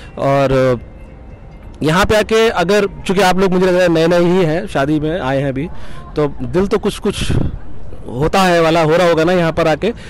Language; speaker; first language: Hindi; native; Hindi